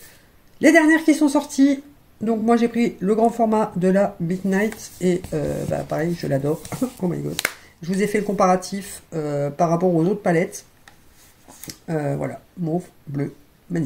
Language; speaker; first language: French; native; French